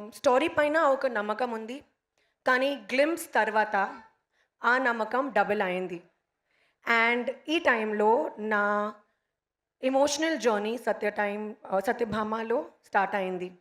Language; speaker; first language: Telugu; non-native, local second language; Hindi